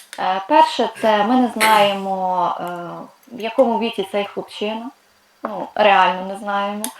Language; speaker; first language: Ukrainian; non-native, local second language; Russian